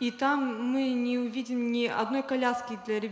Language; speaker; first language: Polish; non-native, learner; Russian